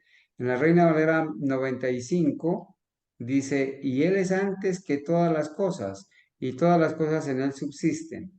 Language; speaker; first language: Spanish; native; Spanish